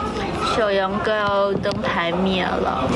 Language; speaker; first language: Chinese; native; Chinese